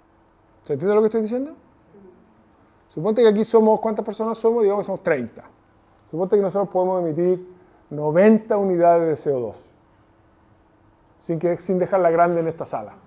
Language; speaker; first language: Spanish; native; Spanish